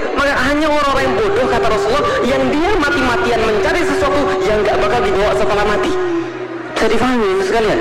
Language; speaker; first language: Indonesian; native; Indonesian